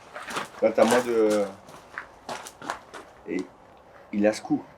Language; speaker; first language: French; native; French